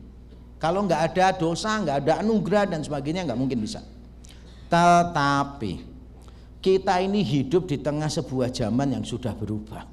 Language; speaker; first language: Indonesian; native; Indonesian